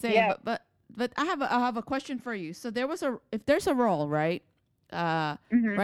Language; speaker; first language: English; non-native, local second language; Filipino